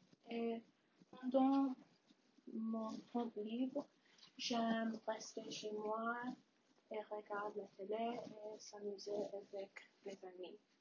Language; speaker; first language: French; non-native, learner; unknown